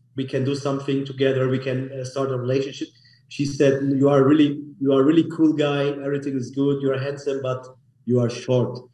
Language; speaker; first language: English; non-native, learner; German